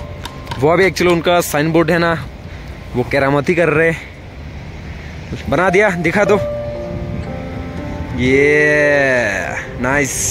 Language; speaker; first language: Hindi; non-native, local second language; Bangla